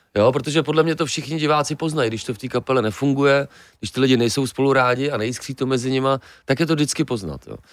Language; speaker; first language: Czech; native; Czech